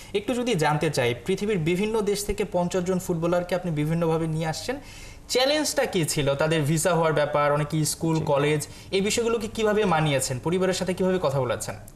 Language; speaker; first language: Bangla; native; Bangla